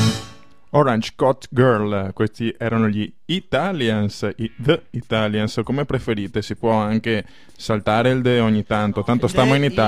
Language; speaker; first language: Italian; native; Italian